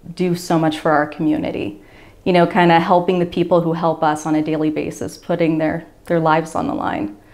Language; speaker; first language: English; native; English